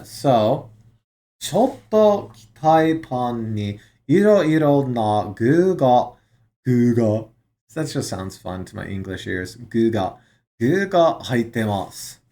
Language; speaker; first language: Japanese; non-native, learner; English